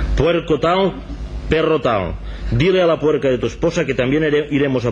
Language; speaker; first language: Spanish; non-native, local second language; Catalan